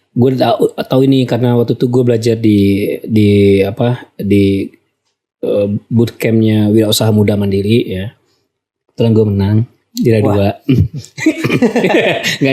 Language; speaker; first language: Indonesian; native; Indonesian